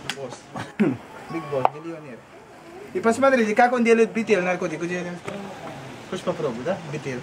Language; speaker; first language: Russian; non-native, learner; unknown